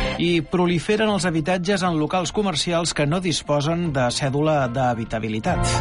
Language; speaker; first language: Catalan; native; Catalan